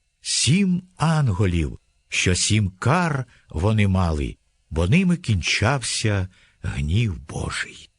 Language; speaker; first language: Ukrainian; native; Ukrainian